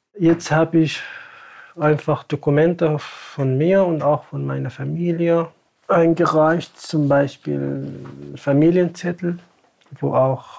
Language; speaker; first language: German; non-native, fluent; Tamasheq